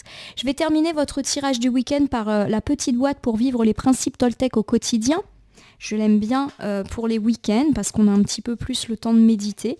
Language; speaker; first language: French; native; French